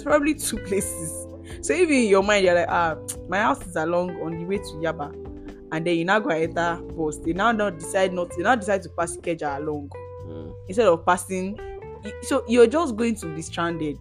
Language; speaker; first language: English; non-native, local second language; Yoruba